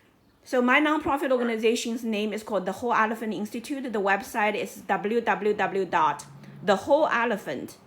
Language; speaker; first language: English; non-native, fluent; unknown